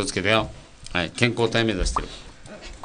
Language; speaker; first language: Japanese; native; Japanese